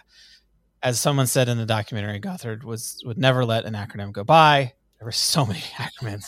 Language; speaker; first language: English; native; English